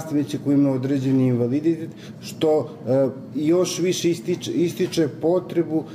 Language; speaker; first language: Serbian; native; Serbian